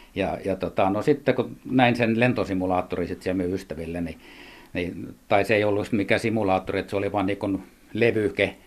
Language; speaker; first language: Finnish; native; Finnish